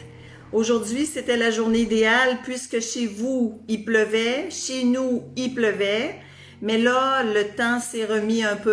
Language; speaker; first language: French; native; French